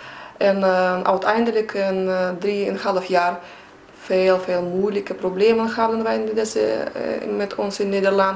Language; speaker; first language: Dutch; non-native, fluent; Russian